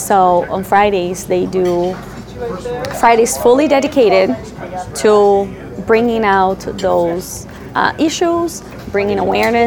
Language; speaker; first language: English; non-native, fluent; Portuguese